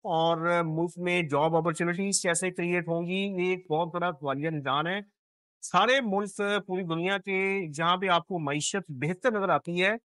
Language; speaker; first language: Urdu; non-native, local second language; Punjabi